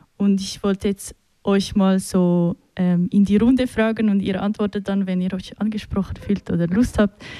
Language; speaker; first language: German; native; German